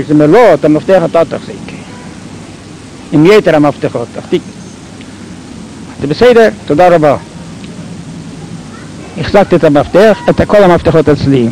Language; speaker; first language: Hebrew; non-native, fluent; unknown